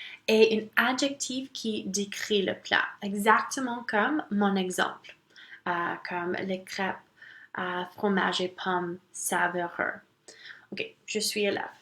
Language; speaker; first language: French; non-native, local second language; English